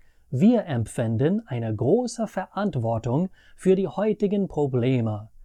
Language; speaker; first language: German; non-native, fluent; English